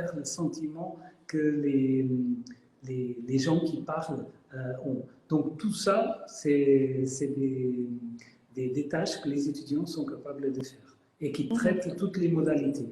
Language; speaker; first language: French; non-native, fluent; Spanish